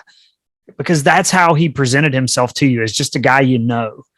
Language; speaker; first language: English; native; English